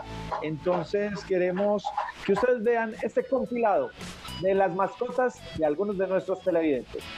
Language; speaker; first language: Spanish; native; Spanish